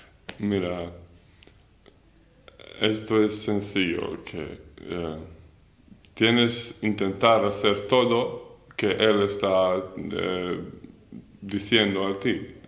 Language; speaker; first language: Spanish; non-native, learner; Latvian